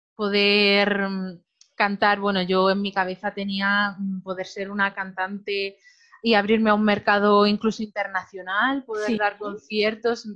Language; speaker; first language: Spanish; native; Spanish